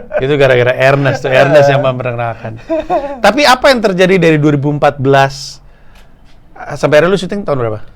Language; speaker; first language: Indonesian; native; Indonesian